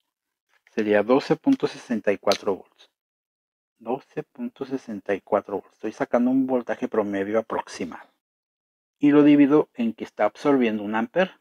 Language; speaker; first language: Spanish; native; Spanish